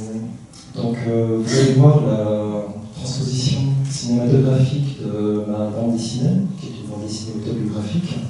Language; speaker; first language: French; early bilingual, other home language; Korean